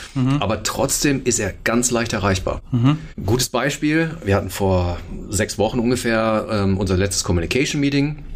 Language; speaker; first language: German; native; German